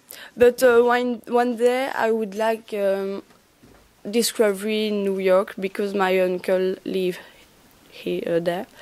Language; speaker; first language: English; non-native, learner; French